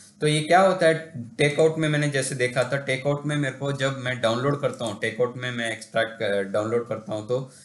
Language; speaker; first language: Hindi; non-native, local second language; Tamil